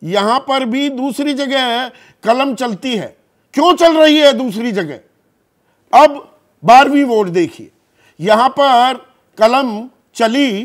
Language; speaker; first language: Hindi; native; Hindi